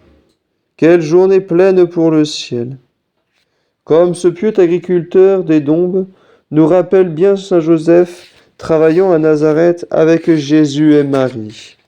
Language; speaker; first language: French; native; French